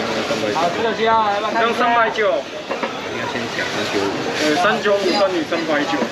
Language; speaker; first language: Chinese; native; Chinese